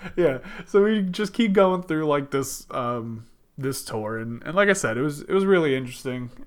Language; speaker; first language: English; native; English